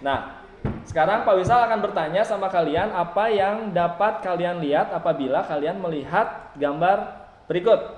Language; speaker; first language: Indonesian; native; Indonesian